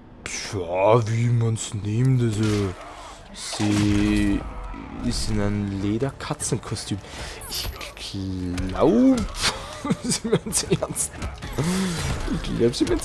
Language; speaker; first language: German; native; German